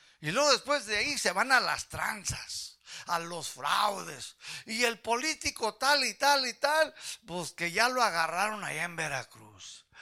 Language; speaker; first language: Spanish; early bilingual, heritage; Spanish